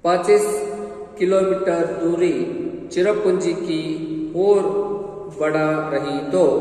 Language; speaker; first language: Hindi; non-native, local second language; Kannada